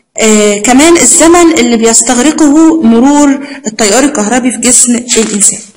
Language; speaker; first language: Arabic; native; Arabic